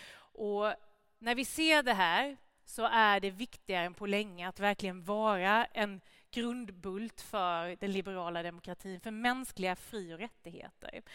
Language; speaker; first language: Swedish; native; Swedish